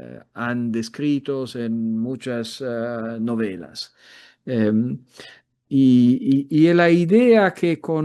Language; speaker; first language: Spanish; non-native, fluent; Italian